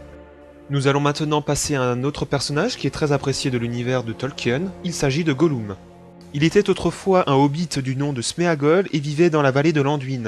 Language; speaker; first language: French; native; French